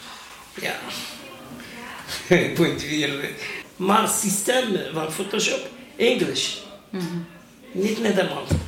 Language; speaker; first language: Dutch; non-native, learner; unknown